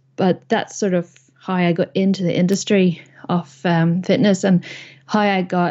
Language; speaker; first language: English; native; English